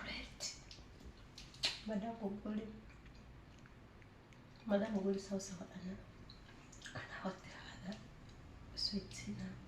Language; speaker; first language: Arabic; non-native, learner; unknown